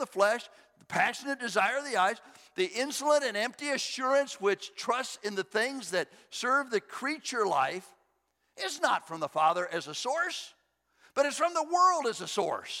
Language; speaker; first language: English; native; English